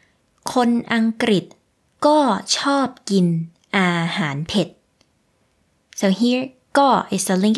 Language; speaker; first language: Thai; native; Thai